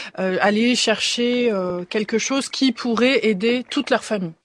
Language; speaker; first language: French; native; French